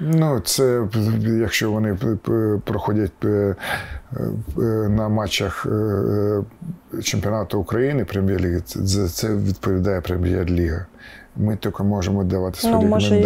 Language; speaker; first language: Ukrainian; non-native, local second language; Russian